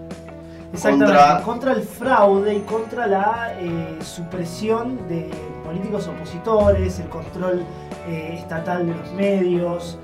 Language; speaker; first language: Spanish; native; Spanish